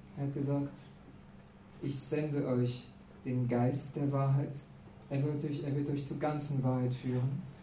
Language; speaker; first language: German; non-native, fluent; French